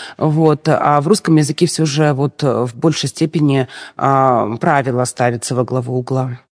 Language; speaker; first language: Russian; native; Russian